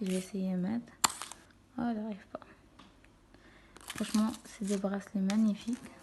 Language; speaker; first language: French; non-native, fluent; Arabic